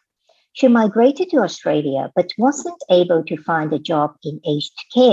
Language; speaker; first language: English; non-native, local second language; Cantonese